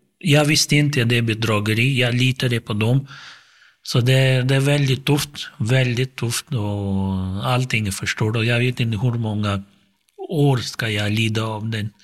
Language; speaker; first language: Swedish; non-native, fluent; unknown